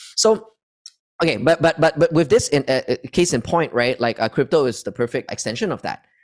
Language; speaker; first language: English; non-native, local second language; Chinese